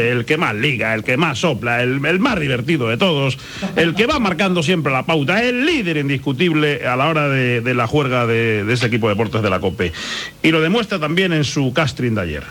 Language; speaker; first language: Spanish; native; Spanish